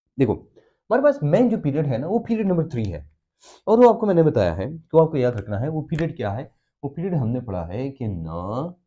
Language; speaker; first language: Urdu; non-native, local second language; Pashto